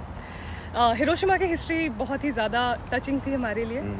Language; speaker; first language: Hindi; native; Hindi